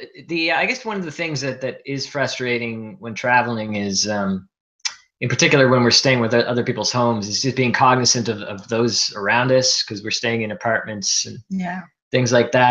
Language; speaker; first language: English; native; English